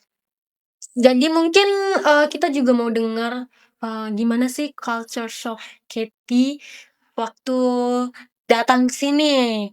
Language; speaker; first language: Indonesian; native; Indonesian